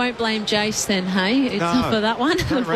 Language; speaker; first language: English; native; English